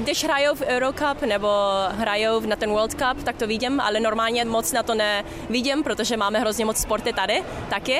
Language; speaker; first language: Czech; early bilingual, heritage; English